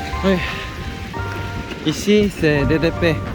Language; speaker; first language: French; non-native, learner; Korean